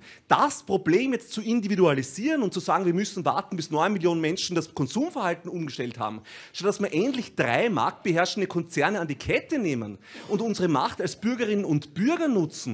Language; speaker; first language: German; native; German